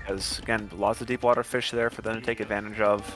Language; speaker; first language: English; native; English